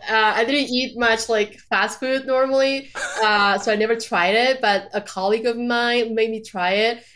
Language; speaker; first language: English; non-native, fluent; Spanish